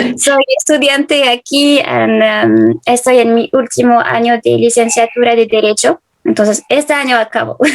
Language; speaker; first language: Spanish; early bilingual, heritage; Spanish